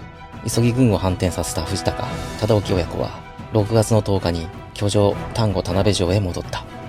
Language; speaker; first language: Japanese; native; Japanese